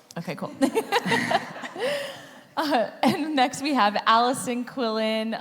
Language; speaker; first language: English; native; English